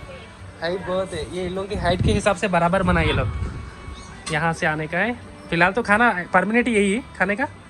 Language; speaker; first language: Hindi; non-native, local second language; Bangla